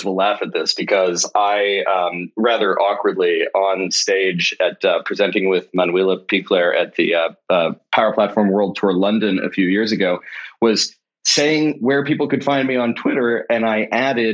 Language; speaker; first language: English; native; English